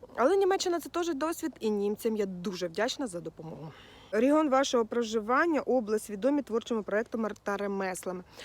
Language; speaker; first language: Ukrainian; non-native, local second language; Russian